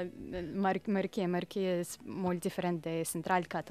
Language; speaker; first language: Catalan; non-native, learner; Russian